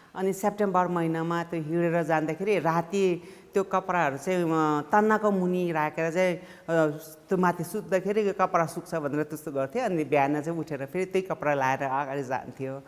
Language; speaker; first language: Nepali; non-native, local second language; Sherpa